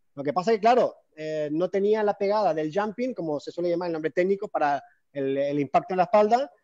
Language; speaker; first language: Spanish; native; Spanish